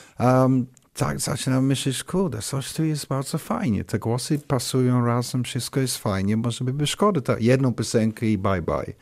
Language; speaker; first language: Polish; non-native, learner; English